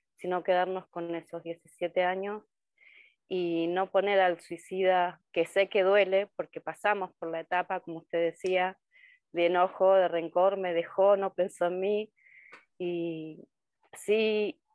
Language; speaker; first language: Spanish; native; Spanish